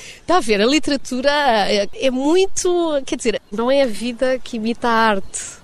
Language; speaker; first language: Portuguese; native; Portuguese